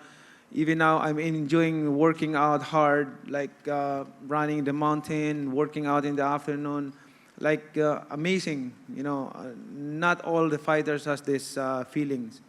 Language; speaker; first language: English; non-native, local second language; Cebuano